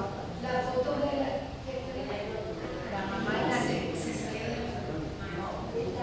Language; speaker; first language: Spanish; native; Spanish